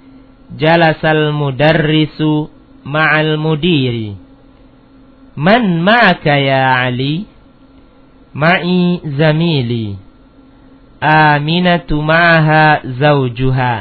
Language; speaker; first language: Arabic; non-native, fluent; Indonesian